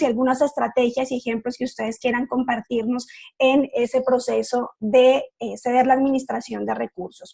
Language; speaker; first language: Spanish; native; Spanish